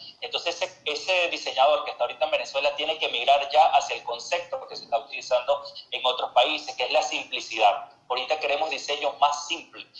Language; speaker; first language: Spanish; native; Spanish